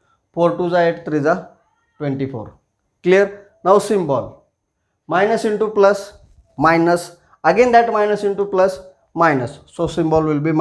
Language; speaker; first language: English; non-native, local second language; Marathi